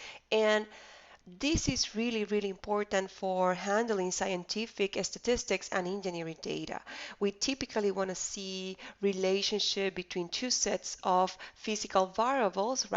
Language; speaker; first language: English; non-native, fluent; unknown